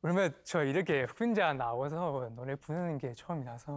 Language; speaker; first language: Korean; non-native, learner; Chinese